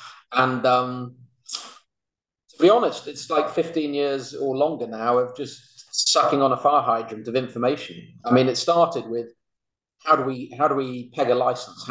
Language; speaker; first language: English; native; English